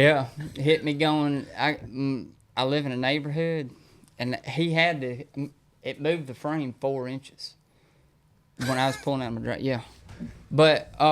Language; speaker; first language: English; native; English